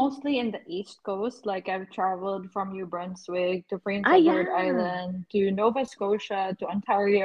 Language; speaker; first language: English; non-native, local second language; Cebuano